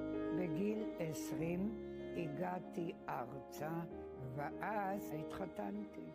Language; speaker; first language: Hebrew; non-native, fluent; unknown